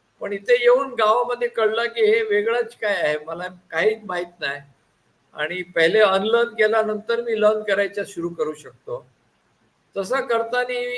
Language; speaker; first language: Marathi; non-native, local second language; Gujarati